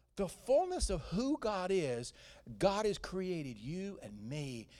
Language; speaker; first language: English; native; English